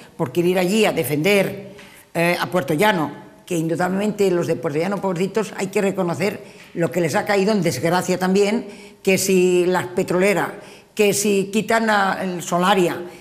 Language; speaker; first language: Spanish; native; Spanish